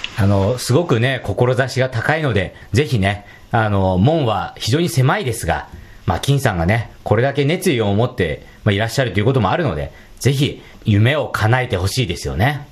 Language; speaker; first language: Japanese; non-native, fluent; Chinese